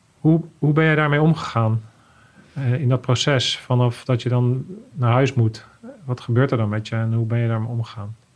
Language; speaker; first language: Dutch; native; Dutch